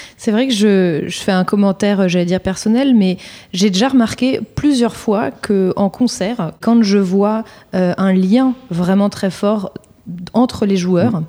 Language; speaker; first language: French; native; French